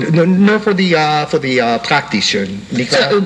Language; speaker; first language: German; non-native, learner; English